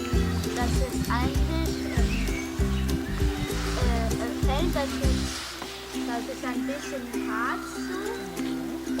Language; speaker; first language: German; non-native, learner; French